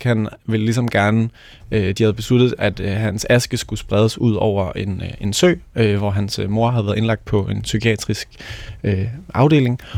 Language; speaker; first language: Danish; native; Danish